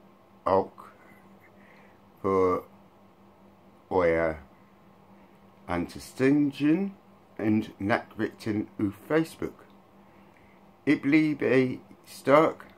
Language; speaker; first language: German; non-native, learner; English